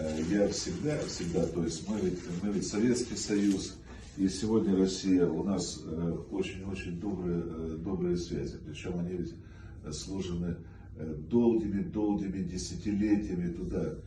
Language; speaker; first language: Russian; native; Russian